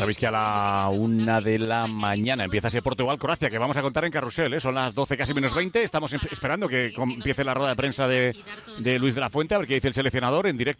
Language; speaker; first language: Spanish; native; Spanish